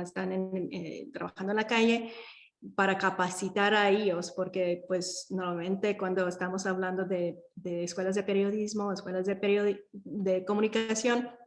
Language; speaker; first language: Spanish; early bilingual, heritage; Spanish